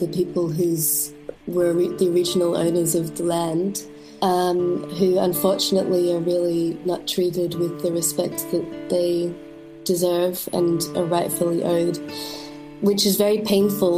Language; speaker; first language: English; native; English